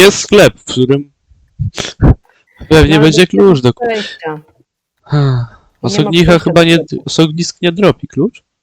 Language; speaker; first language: Polish; native; Polish